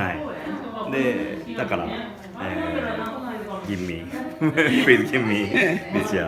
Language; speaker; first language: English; non-native, learner; Japanese